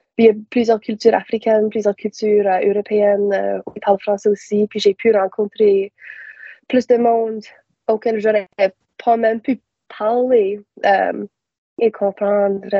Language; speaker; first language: French; non-native, local second language; English